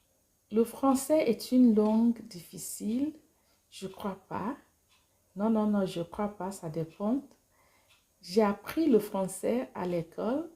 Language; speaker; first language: French; non-native, fluent; Igbo